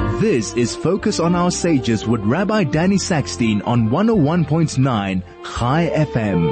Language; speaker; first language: English; native; English